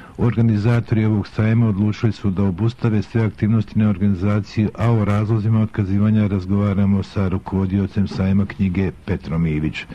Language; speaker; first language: Serbian; native; Serbian